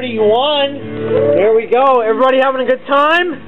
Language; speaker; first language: English; native; English